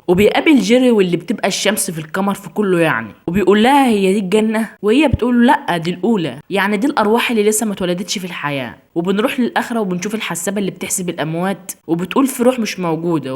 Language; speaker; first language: Arabic; native; Arabic